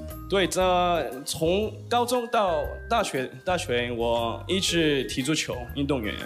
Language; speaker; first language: Chinese; non-native, learner; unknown